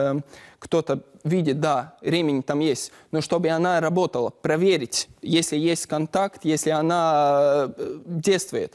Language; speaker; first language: Russian; non-native, learner; Latvian